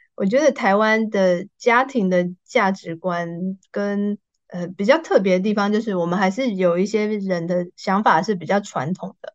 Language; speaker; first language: Chinese; native; Chinese